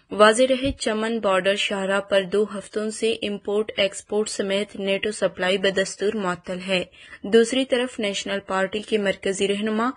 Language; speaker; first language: Urdu; non-native, local second language; Baluchi